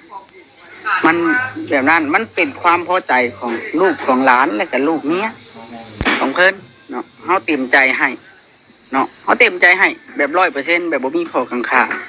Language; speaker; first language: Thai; non-native, local second language; Lao